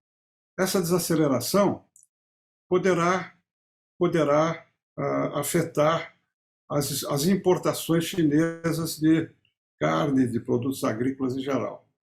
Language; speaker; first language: Portuguese; native; Portuguese